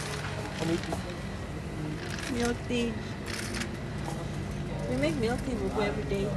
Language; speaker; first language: English; non-native, learner; Indonesian